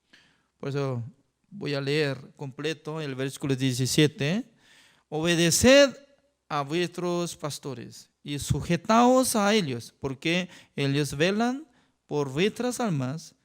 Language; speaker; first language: Spanish; non-native, fluent; Korean